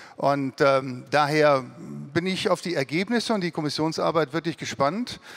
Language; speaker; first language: German; native; German